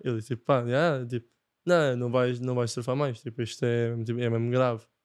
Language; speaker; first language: Portuguese; non-native, fluent; Japanese